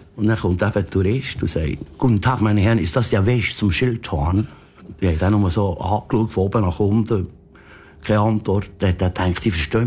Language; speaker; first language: German; native; German